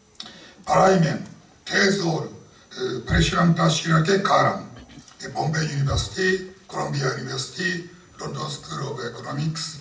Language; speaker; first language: Hindi; non-native, fluent; Japanese